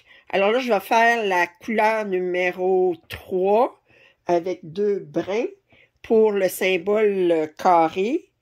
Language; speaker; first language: French; native; French